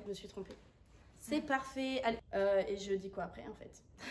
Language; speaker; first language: French; native; French